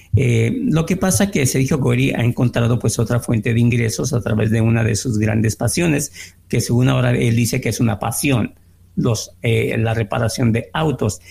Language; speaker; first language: Spanish; native; Spanish